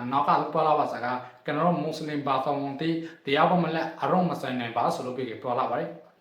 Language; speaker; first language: Burmese; non-native, local second language; Rohingya